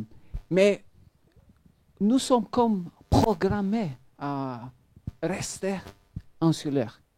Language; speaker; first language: French; non-native, fluent; Maltese